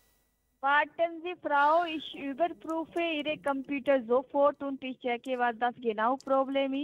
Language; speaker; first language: German; non-native, learner; Hindi